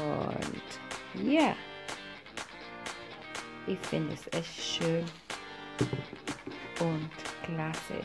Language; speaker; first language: German; non-native, fluent; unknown